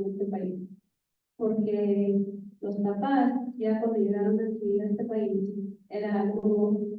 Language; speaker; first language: Spanish; early bilingual, other home language; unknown